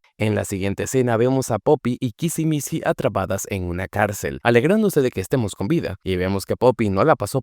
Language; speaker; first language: Spanish; native; Spanish